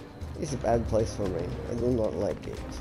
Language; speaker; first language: English; native; English